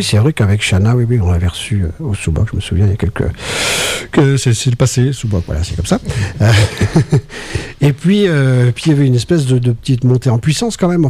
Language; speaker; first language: French; native; French